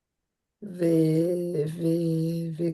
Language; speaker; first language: Hebrew; non-native, learner; French